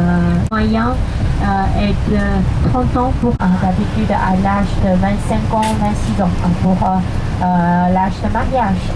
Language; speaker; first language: French; non-native, fluent; Chinese